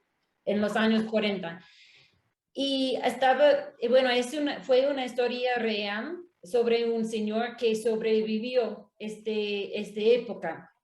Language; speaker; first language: Spanish; non-native, learner; English